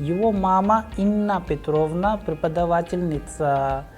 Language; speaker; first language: Russian; non-native, fluent; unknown